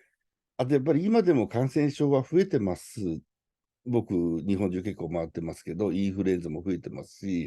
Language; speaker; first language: Japanese; native; Japanese